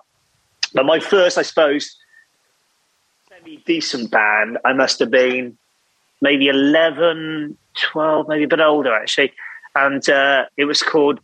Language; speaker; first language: English; native; English